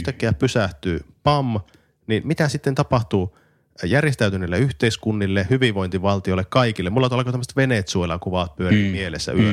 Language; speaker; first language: Finnish; native; Finnish